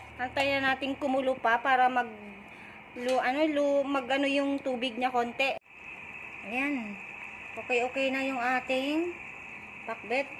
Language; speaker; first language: Filipino; non-native, local second language; Iloko